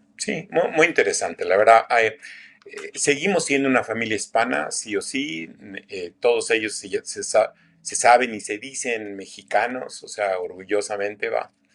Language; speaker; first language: Spanish; native; Spanish